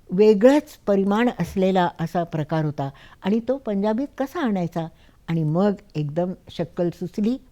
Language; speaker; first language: Marathi; native; Marathi